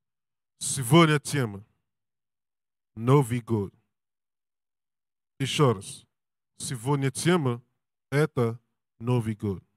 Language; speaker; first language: Russian; non-native, learner; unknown